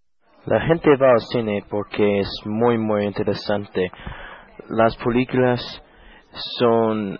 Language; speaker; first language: Spanish; non-native, learner; English